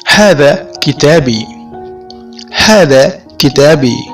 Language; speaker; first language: Arabic; non-native, fluent; Urdu